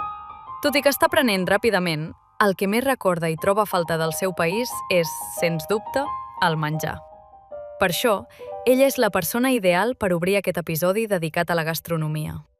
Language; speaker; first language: Catalan; native; Catalan